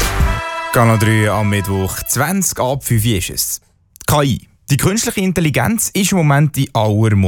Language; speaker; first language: German; native; German